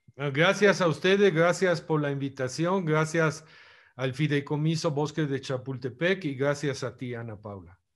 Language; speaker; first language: Spanish; non-native, fluent; Italian